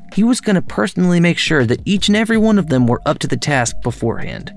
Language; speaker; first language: English; native; English